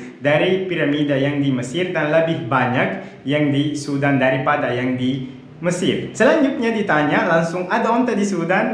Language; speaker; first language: Indonesian; non-native, fluent; Arabic